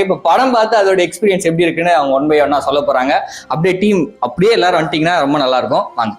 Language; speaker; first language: Tamil; native; Tamil